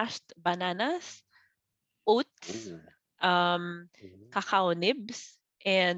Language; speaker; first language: English; non-native, local second language; Filipino